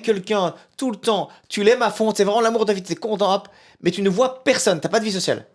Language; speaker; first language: French; native; French